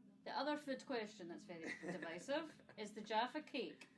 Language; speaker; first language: English; native; English